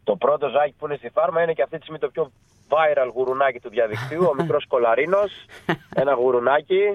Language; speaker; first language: Greek; native; Greek